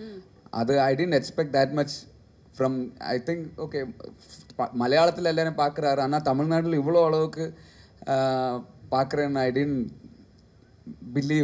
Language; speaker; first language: Tamil; non-native, learner; Malayalam